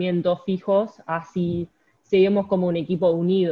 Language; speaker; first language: Spanish; native; Spanish